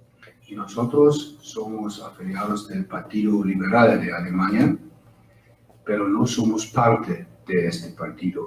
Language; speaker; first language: Spanish; non-native, fluent; German